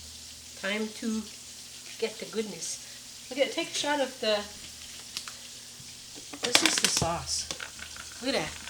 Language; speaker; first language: English; native; English